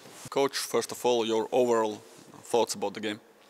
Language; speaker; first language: English; non-native, fluent; Latvian